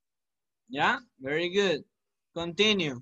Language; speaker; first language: English; non-native, learner; Spanish